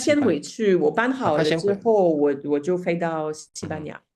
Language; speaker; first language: Chinese; non-native, fluent; French